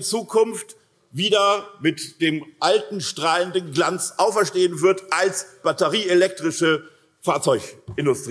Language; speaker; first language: German; native; German